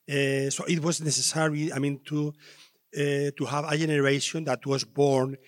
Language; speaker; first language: English; non-native, learner; Spanish